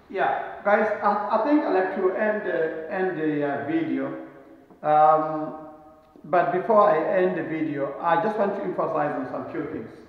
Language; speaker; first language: English; non-native, local second language; Northern Sotho